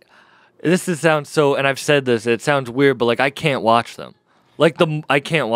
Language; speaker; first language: English; native; English